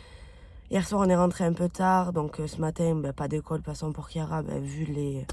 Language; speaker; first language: French; native; French